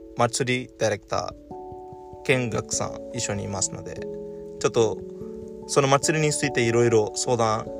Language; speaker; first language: Japanese; non-native, fluent; Tamil